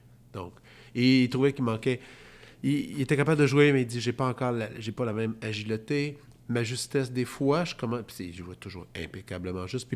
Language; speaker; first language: French; native; French